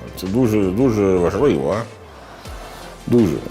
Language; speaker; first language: Ukrainian; non-native, learner; Italian